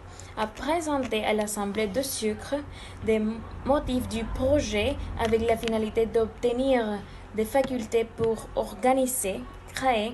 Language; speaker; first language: French; non-native, learner; Spanish